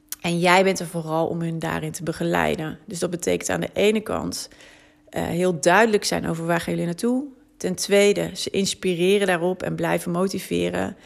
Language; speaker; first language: Dutch; native; Dutch